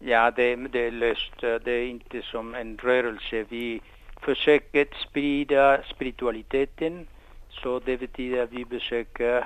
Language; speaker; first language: Swedish; non-native, fluent; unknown